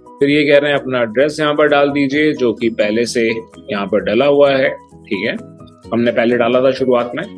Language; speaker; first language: Hindi; native; Hindi